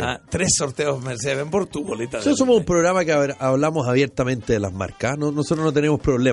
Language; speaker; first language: Spanish; native; Spanish